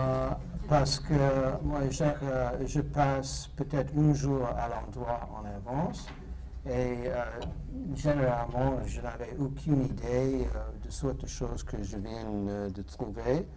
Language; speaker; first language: French; non-native, fluent; English